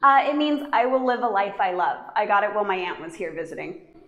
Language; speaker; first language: English; native; English